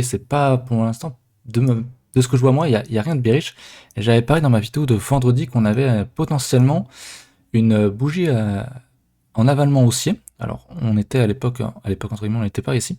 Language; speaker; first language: French; native; French